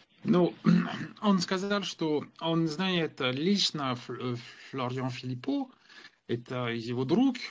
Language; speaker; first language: Russian; non-native, fluent; French